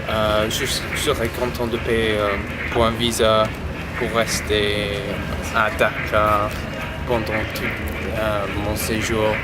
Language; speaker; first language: French; non-native, fluent; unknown